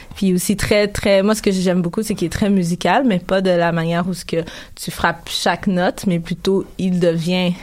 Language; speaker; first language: French; early bilingual, other home language; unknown